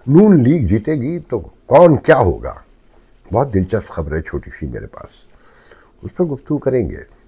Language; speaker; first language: Urdu; native; Urdu